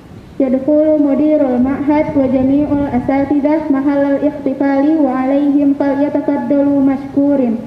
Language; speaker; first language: Arabic; non-native, learner; Indonesian